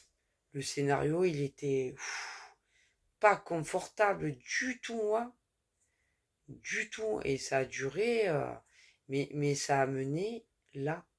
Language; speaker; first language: French; native; French